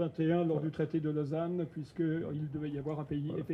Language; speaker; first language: French; native; French